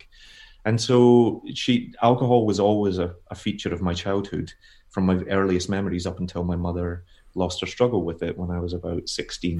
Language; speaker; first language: English; native; English